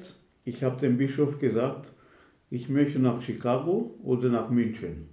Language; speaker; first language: German; non-native, fluent; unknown